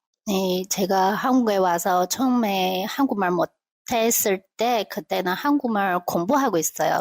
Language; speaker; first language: Korean; non-native, local second language; Chinese